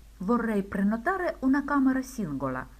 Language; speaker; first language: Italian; non-native, fluent; Ukrainian